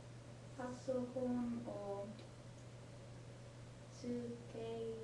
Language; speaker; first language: Japanese; non-native, learner; English